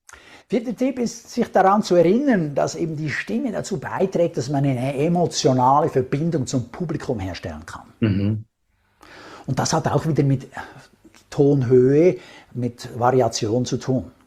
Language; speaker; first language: German; native; German